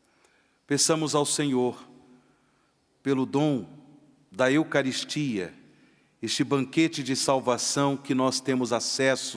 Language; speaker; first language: Portuguese; native; Portuguese